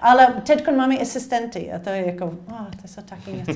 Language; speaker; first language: Czech; non-native, learner; English